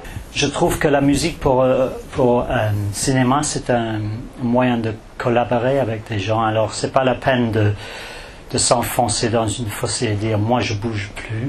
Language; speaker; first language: French; non-native, fluent; English